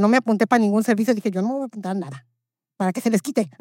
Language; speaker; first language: Spanish; native; Spanish